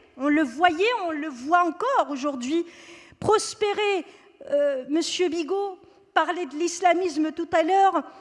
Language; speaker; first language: French; non-native, local second language; Kabyle